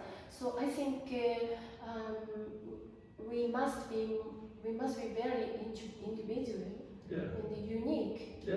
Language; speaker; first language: English; non-native, learner; Japanese